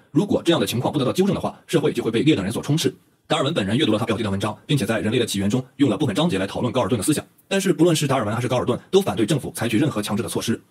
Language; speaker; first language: Chinese; native; Chinese